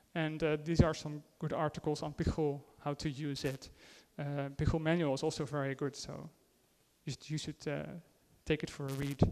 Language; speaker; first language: English; non-native, fluent; Dutch